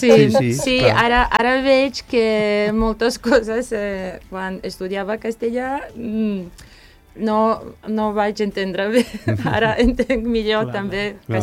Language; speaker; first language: Catalan; non-native, fluent; Serbian